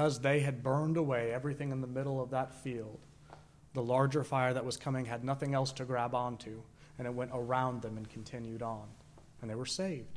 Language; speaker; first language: English; native; English